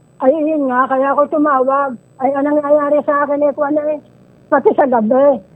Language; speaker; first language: Filipino; native; Filipino